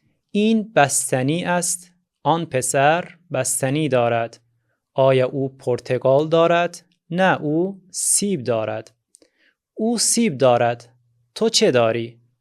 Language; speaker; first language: Persian; non-native, fluent; Azerbaijani